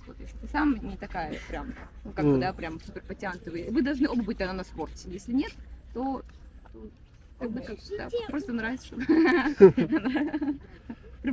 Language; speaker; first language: Russian; native; Russian